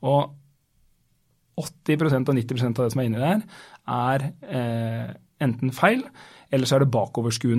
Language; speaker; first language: Norwegian; native; Norwegian